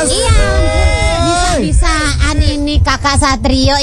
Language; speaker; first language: Indonesian; native; Indonesian